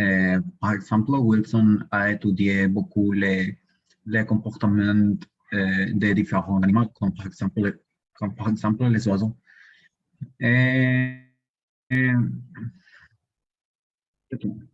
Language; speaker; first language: French; non-native, learner; Spanish